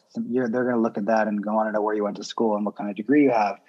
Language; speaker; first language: English; native; English